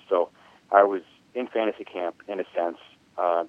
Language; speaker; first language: English; native; English